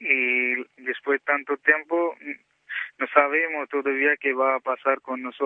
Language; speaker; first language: Spanish; non-native, learner; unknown